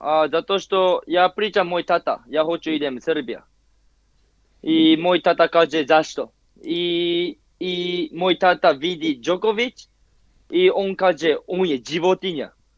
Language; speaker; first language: Croatian; non-native, learner; Japanese